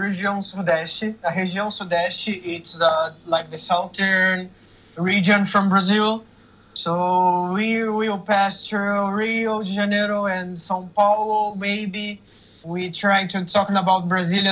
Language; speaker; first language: English; non-native, learner; Portuguese